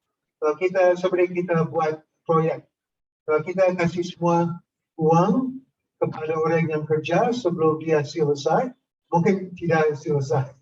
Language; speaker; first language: Indonesian; non-native, fluent; English